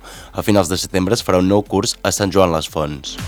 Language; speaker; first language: Catalan; native; Catalan